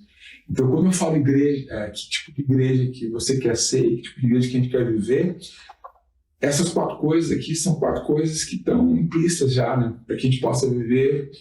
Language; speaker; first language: Portuguese; native; Portuguese